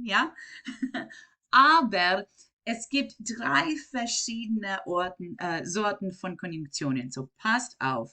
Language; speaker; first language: German; non-native, fluent; English